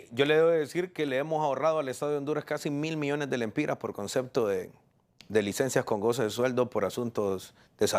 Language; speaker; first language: Spanish; native; Spanish